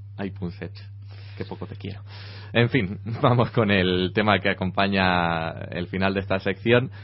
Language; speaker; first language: Spanish; native; Spanish